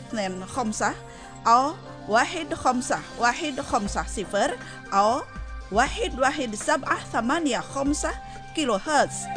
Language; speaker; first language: Arabic; non-native, fluent; Indonesian